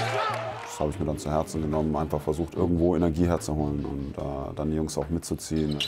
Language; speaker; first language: German; native; German